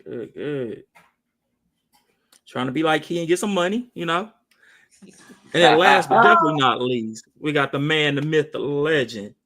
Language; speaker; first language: English; native; English